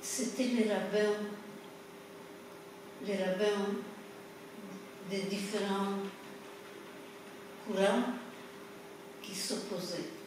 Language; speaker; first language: French; non-native, fluent; Polish